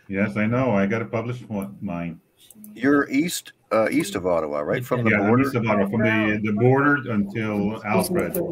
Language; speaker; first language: English; native; English